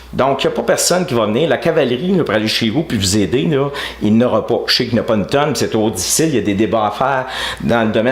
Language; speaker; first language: French; native; French